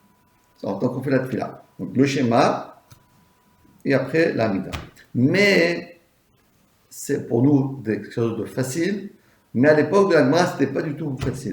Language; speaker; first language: French; native; French